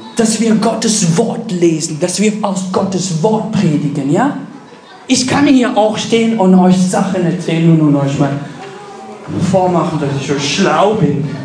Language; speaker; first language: German; non-native, fluent; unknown